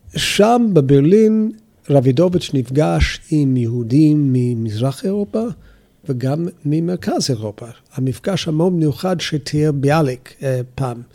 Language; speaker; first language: Hebrew; non-native, fluent; English